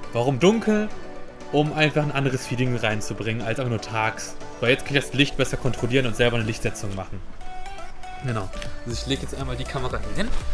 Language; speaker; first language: German; native; German